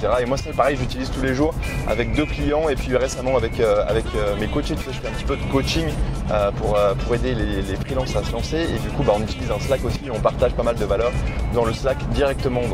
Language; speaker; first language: French; native; French